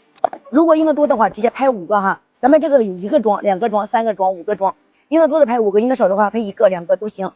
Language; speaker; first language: Chinese; native; Chinese